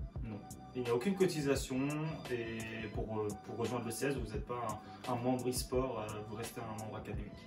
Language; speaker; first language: French; native; French